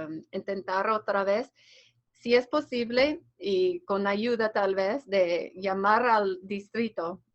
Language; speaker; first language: Spanish; non-native, fluent; English